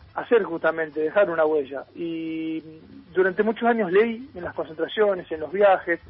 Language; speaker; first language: Spanish; native; Spanish